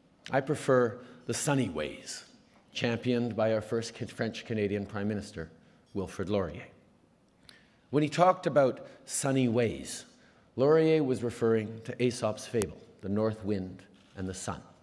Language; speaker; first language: English; native; English